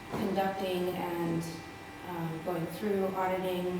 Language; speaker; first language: English; native; English